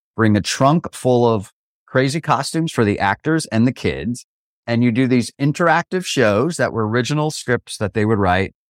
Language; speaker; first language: English; native; English